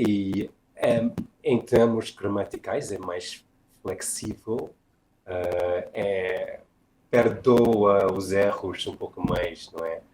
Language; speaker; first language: Portuguese; non-native, fluent; English